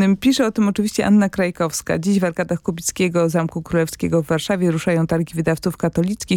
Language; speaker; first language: Polish; native; Polish